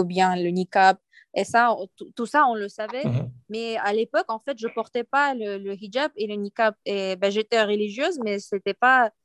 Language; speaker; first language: French; non-native, fluent; Uyghur